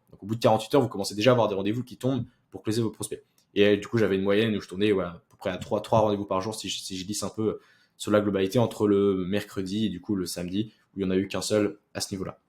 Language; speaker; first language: French; native; French